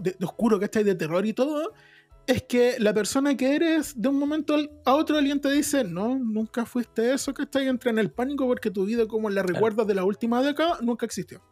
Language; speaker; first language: Spanish; native; Spanish